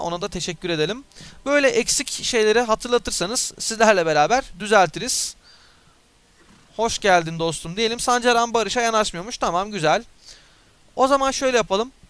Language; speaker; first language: Turkish; native; Turkish